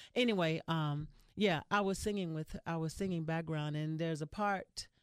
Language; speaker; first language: English; native; English